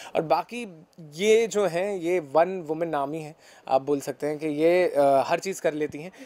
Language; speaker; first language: Hindi; native; Hindi